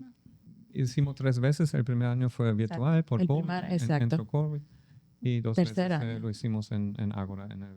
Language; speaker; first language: Spanish; non-native, fluent; German